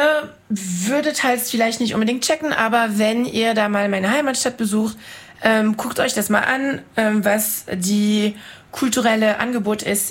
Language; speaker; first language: German; non-native, fluent; French